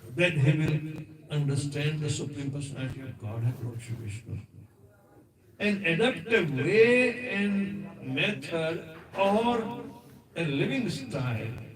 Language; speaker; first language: English; non-native, local second language; Hindi